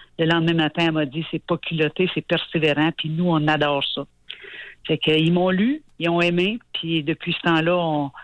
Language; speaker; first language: French; native; French